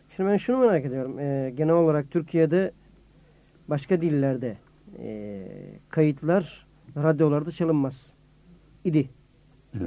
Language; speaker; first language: Turkish; native; Turkish